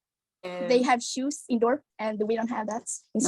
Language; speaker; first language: English; non-native, fluent; Swedish